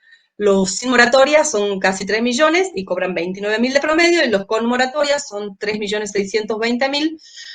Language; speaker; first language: Spanish; native; Spanish